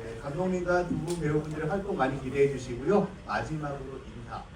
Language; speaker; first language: Korean; native; Korean